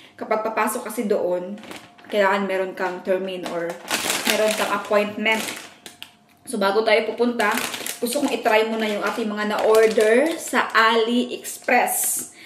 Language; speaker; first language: Filipino; non-native, local second language; Cebuano